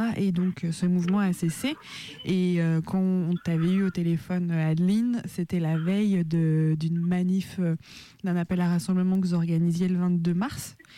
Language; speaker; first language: French; native; French